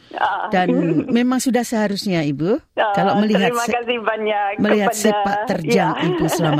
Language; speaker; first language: Indonesian; native; Indonesian